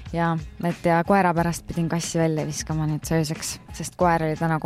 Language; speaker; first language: Estonian; native; Estonian